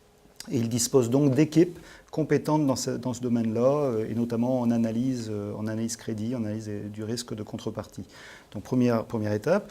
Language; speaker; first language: French; native; French